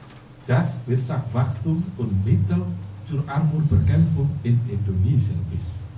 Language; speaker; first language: German; non-native, fluent; Indonesian